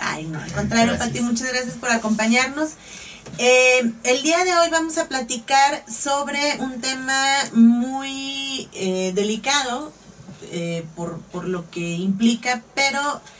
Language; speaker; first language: Spanish; native; Spanish